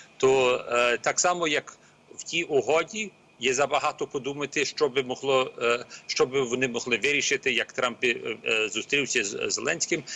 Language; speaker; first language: Ukrainian; early bilingual, heritage; Ukrainian